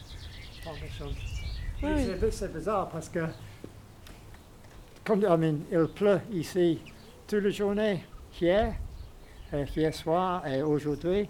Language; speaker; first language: French; non-native, learner; English